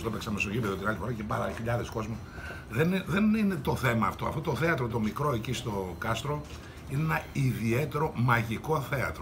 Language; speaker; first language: Greek; native; Greek